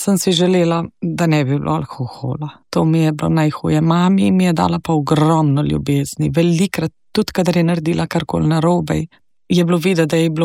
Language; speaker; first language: Slovenian; native; Slovenian